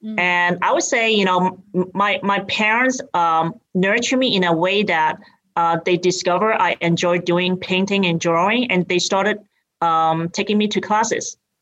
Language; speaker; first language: English; native; English